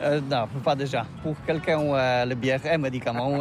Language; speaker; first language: French; non-native, learner; Polish